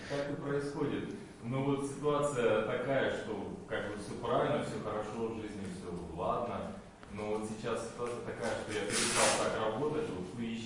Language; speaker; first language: Russian; native; Russian